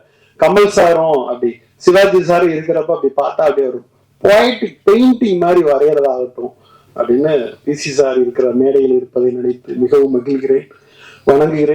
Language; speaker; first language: Tamil; native; Tamil